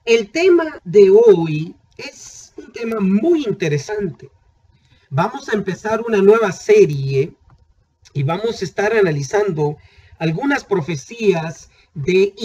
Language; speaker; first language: Spanish; native; Spanish